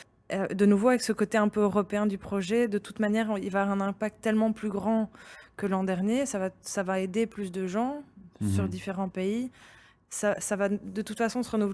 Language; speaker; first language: French; native; French